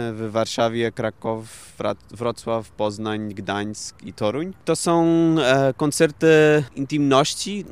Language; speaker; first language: Polish; non-native, fluent; Portuguese